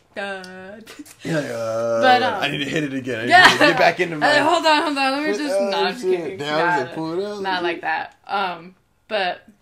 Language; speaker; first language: English; native; English